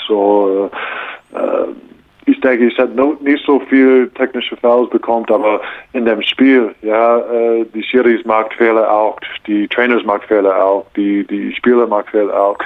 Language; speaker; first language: German; non-native, learner; English